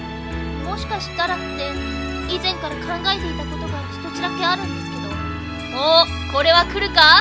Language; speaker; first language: Japanese; native; Japanese